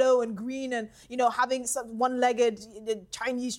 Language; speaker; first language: English; non-native, local second language; Akan